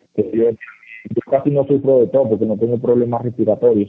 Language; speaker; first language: Spanish; native; Spanish